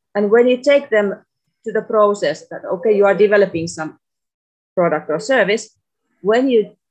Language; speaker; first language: English; non-native, fluent; Finnish